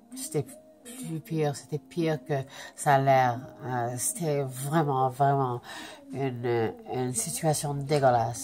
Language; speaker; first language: French; non-native, fluent; English